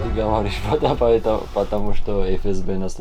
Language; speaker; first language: Russian; non-native, fluent; Georgian